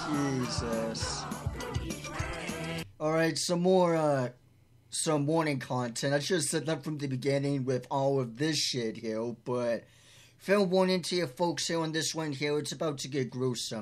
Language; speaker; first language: English; native; English